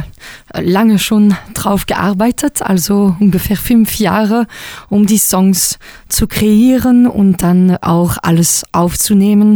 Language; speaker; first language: German; non-native, local second language; French